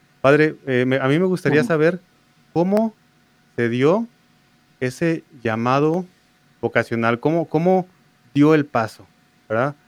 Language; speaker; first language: Spanish; native; Spanish